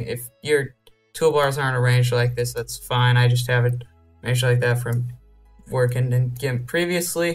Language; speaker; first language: English; native; English